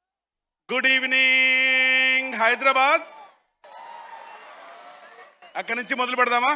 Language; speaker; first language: Telugu; native; Telugu